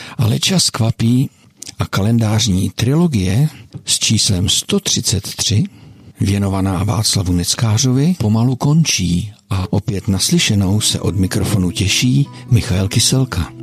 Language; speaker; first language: Czech; native; Czech